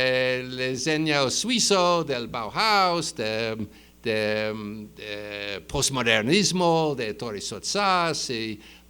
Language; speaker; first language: Spanish; non-native, fluent; English